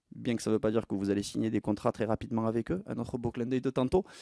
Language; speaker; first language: French; native; French